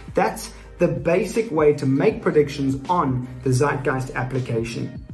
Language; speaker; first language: English; native; English